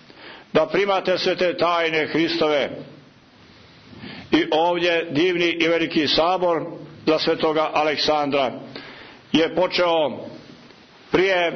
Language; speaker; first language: Croatian; native; Croatian